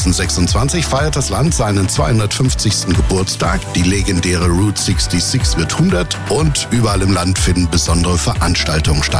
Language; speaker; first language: German; native; German